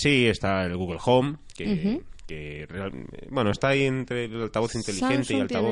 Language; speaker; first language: Spanish; native; Spanish